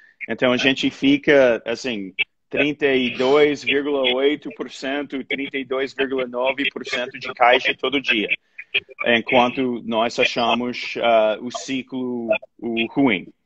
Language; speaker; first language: Portuguese; non-native, fluent; English